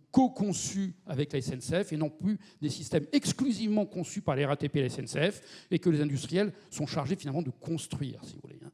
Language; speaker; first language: French; native; French